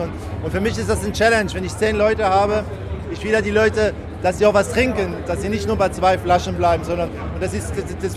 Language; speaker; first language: German; native; German